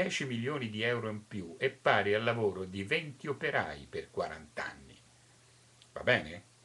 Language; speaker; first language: Italian; native; Italian